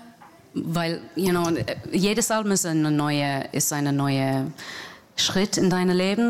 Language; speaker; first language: German; non-native, fluent; English